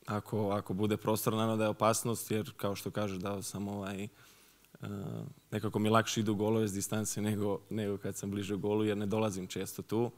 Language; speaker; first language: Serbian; early bilingual, heritage; Serbian